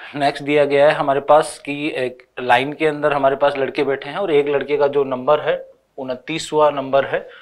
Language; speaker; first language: Hindi; native; Hindi